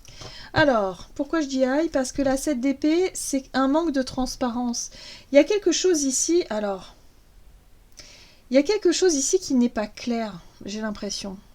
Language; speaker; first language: French; native; French